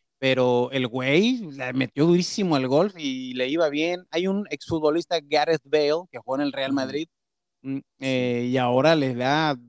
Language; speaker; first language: Spanish; native; Spanish